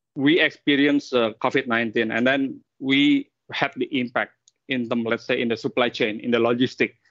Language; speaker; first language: English; non-native, fluent; Indonesian